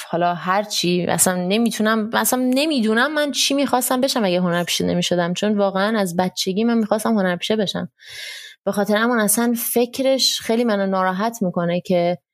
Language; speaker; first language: Persian; early bilingual, heritage; Persian